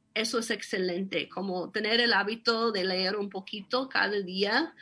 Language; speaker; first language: Spanish; non-native, fluent; English